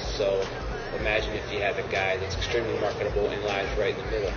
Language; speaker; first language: English; native; English